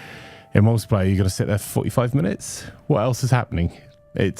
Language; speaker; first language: English; native; English